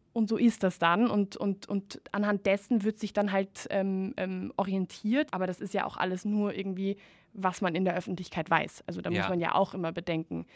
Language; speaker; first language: German; non-native, fluent; Spanish